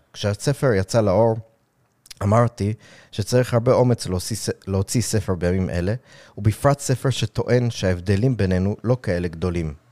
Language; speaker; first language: Hebrew; early bilingual, other home language; English